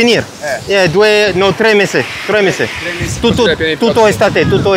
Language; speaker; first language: Italian; non-native, learner; French